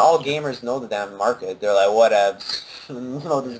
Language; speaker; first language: English; native; English